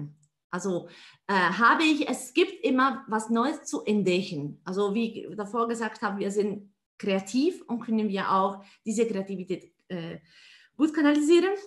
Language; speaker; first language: German; non-native, fluent; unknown